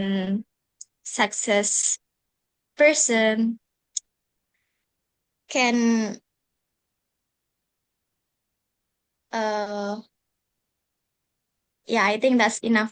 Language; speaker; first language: English; non-native, learner; Indonesian